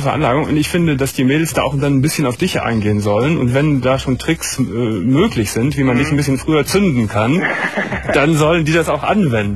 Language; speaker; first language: German; native; German